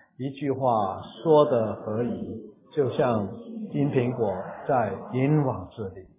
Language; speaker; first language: Chinese; non-native, local second language; Cantonese